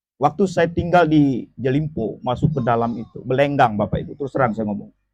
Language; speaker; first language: Indonesian; non-native, local second language; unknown